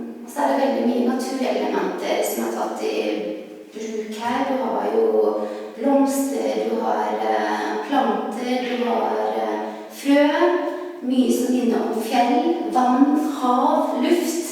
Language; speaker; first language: Norwegian; early bilingual, other home language; Vietnamese